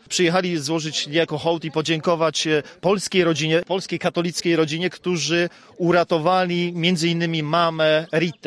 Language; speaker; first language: Polish; native; Polish